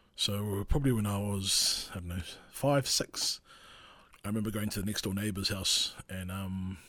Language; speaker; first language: English; non-native, local second language; Māori